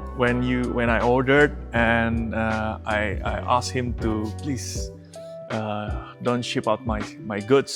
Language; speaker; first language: English; non-native, fluent; Indonesian